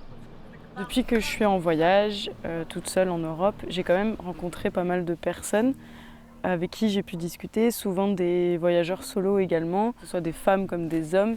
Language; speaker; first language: French; native; French